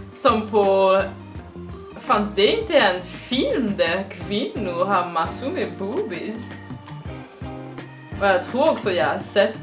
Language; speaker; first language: Swedish; non-native, fluent; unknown